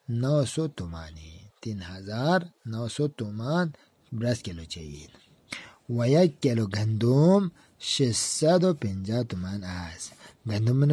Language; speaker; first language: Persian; non-native, fluent; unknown